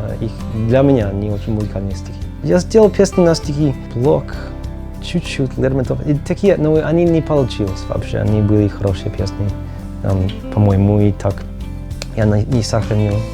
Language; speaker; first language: Russian; non-native, learner; English